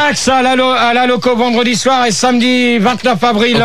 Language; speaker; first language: French; native; French